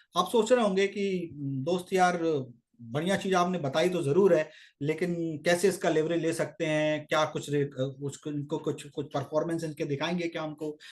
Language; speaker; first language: Hindi; native; Hindi